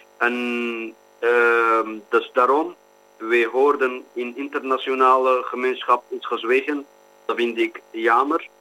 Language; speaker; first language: Dutch; non-native, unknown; Kurdish